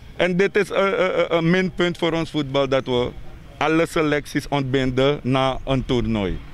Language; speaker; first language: Dutch; native; Dutch